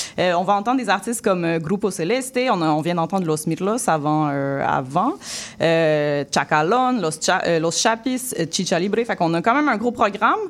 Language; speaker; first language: French; native; French